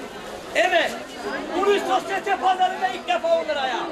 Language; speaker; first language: Turkish; native; Turkish